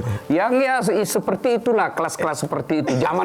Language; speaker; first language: Indonesian; native; Indonesian